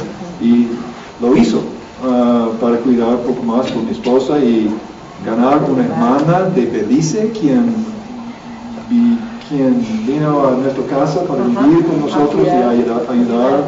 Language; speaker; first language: Spanish; non-native, learner; English